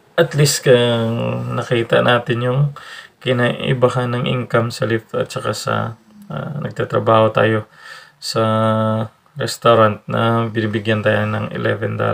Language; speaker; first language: Filipino; native; Filipino